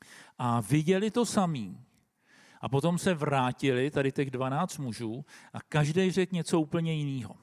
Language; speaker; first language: Czech; native; Czech